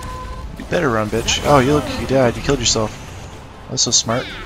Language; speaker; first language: English; native; English